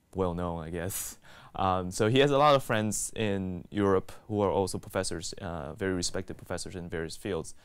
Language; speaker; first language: English; native; English